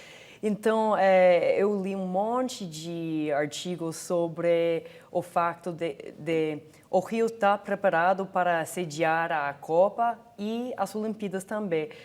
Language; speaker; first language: Portuguese; non-native, fluent; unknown